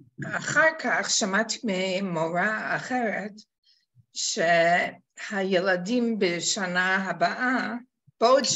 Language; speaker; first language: Hebrew; non-native, fluent; English